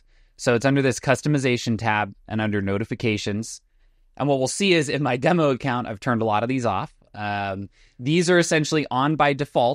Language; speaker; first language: English; native; English